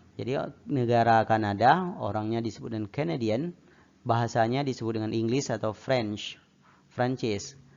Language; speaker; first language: Indonesian; non-native, local second language; Achinese